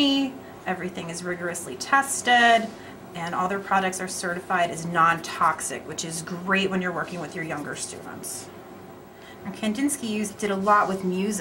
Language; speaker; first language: English; native; English